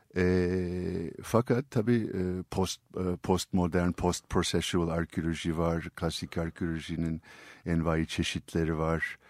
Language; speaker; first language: Turkish; non-native, fluent; English